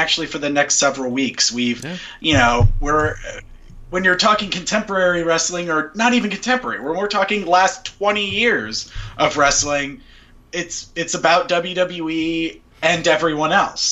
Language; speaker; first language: English; native; English